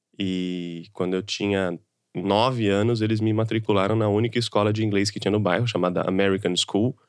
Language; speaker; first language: Portuguese; native; Portuguese